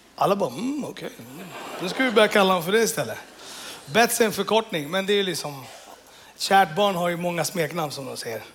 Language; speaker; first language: Swedish; early bilingual, other home language; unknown